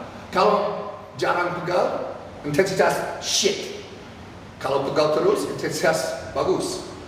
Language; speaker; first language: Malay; non-native, fluent; English